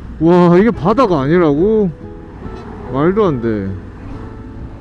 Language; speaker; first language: Korean; native; Korean